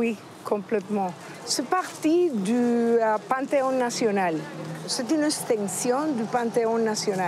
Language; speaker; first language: French; non-native, fluent; Spanish